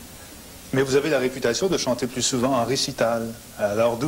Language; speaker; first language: French; native; French